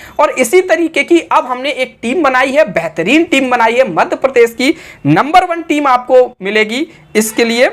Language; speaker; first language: Hindi; native; Hindi